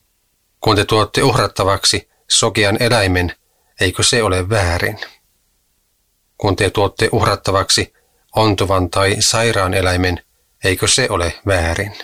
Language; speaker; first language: Finnish; native; Finnish